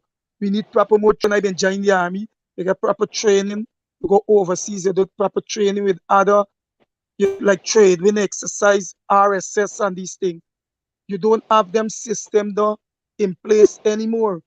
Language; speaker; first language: English; native; English